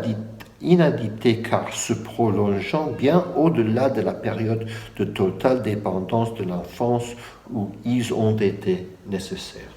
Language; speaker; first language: French; non-native, fluent; English